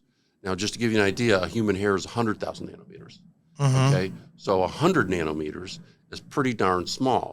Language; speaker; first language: English; native; English